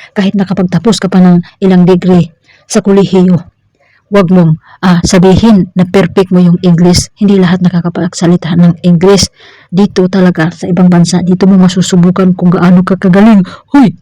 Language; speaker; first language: Filipino; non-native, local second language; Cebuano